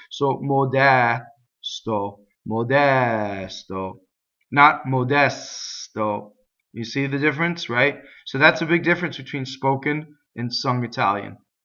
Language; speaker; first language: English; native; English